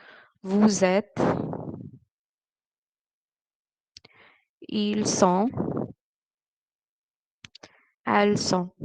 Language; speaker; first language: French; non-native, fluent; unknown